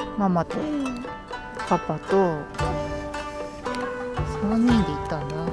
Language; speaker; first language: Japanese; native; Japanese